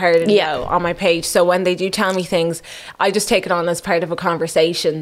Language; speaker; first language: English; native; English